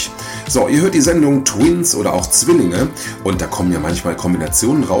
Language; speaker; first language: German; native; German